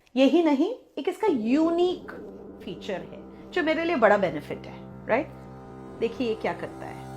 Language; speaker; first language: Hindi; non-native, local second language; Bangla